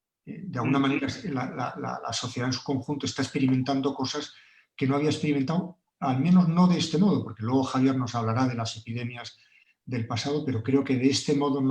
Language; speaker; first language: Spanish; native; Spanish